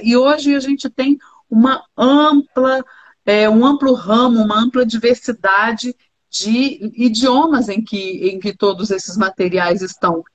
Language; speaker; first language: Portuguese; native; Portuguese